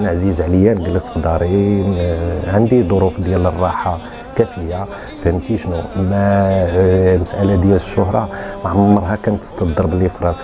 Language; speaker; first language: Arabic; native; Arabic